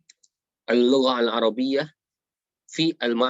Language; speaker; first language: Arabic; non-native, fluent; Indonesian